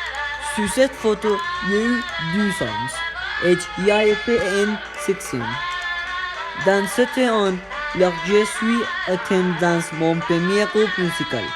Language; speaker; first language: French; non-native, learner; Spanish